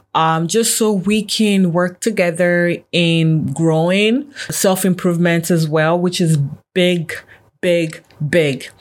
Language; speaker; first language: English; non-native, local second language; Yoruba